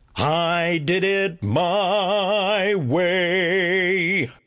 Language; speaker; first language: English; native; English